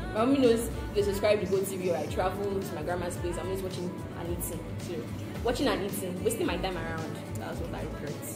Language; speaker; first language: English; non-native, local second language; Yoruba